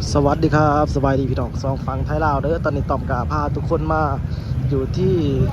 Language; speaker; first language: Thai; native; Thai